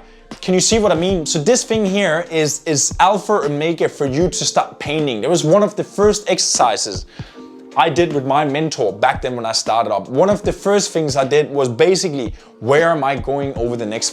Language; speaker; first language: English; non-native, fluent; Danish